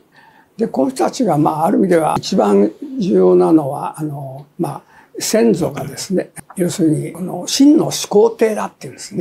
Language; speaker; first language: Japanese; native; Japanese